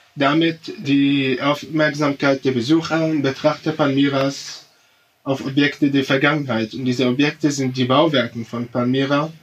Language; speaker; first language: German; non-native, fluent; Arabic